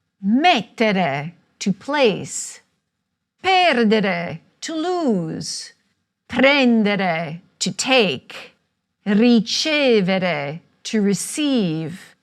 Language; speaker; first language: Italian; non-native, fluent; English